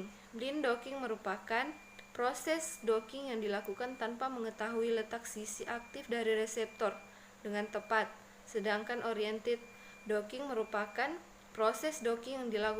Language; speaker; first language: Indonesian; native; Indonesian